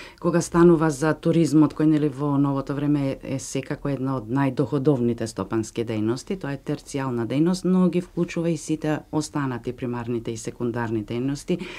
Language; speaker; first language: Macedonian; native; Macedonian